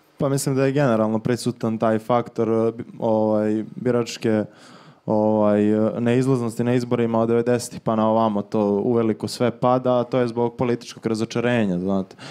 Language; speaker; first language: Serbian; native; Serbian